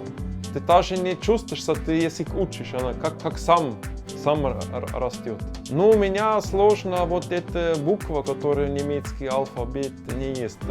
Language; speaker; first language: Russian; non-native, learner; German